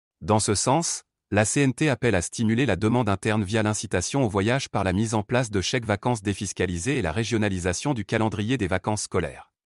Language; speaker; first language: French; non-native, local second language; Arabic